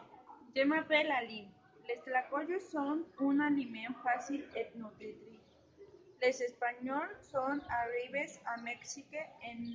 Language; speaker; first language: French; non-native, learner; Spanish